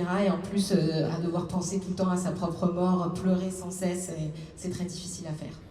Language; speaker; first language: French; native; French